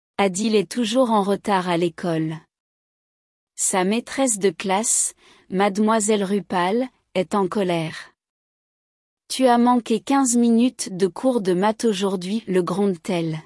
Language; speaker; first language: French; non-native, learner; Chinese